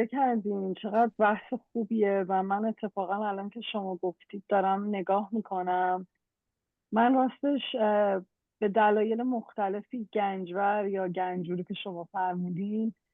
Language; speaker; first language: Persian; native; Persian